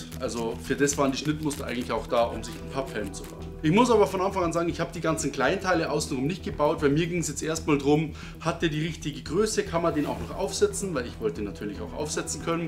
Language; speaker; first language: German; native; German